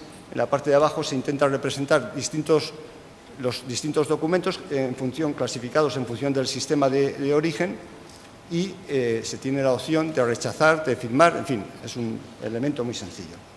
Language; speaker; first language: Spanish; native; Spanish